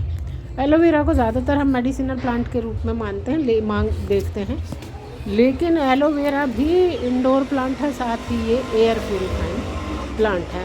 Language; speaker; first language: Hindi; native; Hindi